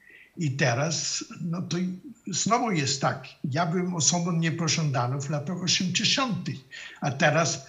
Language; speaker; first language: Polish; non-native, fluent; German